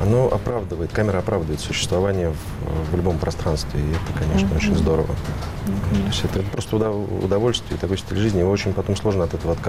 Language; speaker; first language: Russian; native; Russian